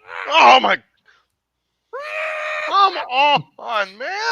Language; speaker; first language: English; native; English